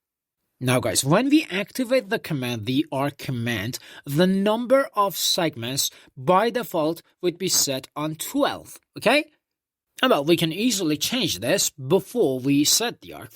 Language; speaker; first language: English; non-native, fluent; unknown